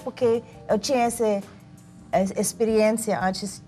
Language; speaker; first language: Portuguese; non-native, fluent; English